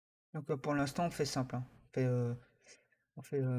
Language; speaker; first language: French; native; French